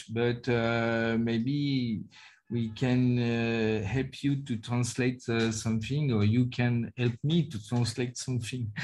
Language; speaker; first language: English; non-native, learner; French